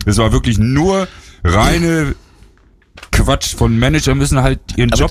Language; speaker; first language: German; native; German